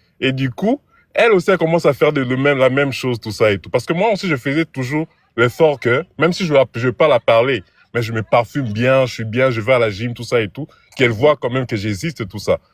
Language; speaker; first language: French; non-native, local second language; Lingala